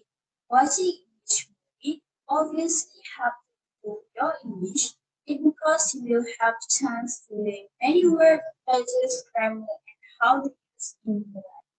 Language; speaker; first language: English; non-native, learner; Malay